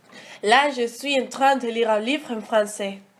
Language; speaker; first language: French; non-native, learner; Spanish